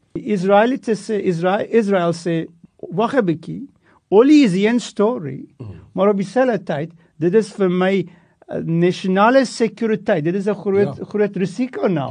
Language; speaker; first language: Afrikaans; non-native, local second language; English